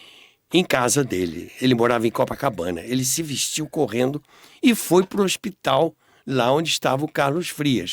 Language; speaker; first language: Portuguese; native; Portuguese